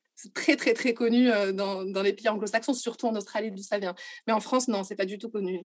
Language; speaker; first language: French; non-native, local second language; Arabic